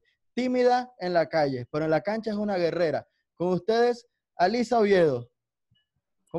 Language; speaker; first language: Spanish; native; Spanish